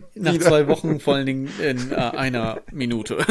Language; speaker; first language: German; native; German